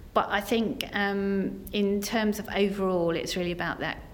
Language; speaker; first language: English; native; English